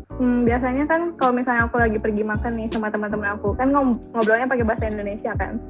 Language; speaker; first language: Indonesian; native; Indonesian